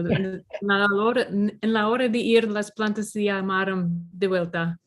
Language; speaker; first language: Spanish; non-native, learner; English